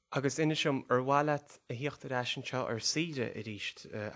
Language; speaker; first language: Irish; native; Irish